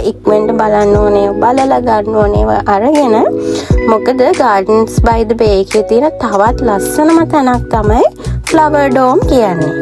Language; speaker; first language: Sinhala; native; Sinhala